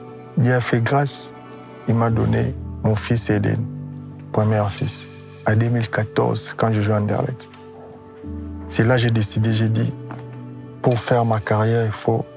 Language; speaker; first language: French; non-native, local second language; Lingala